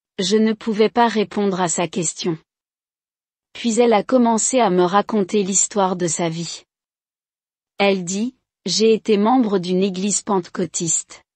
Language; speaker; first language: French; non-native, local second language; Rundi